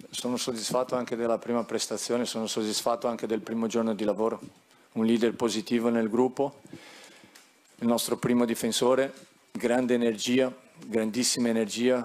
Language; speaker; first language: Italian; non-native, fluent; Portuguese